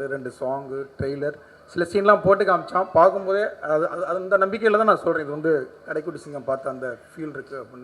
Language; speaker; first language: Tamil; native; Tamil